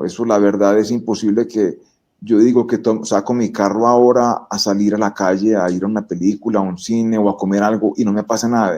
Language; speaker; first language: Spanish; native; Spanish